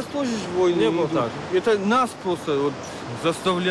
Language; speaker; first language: Russian; native; Russian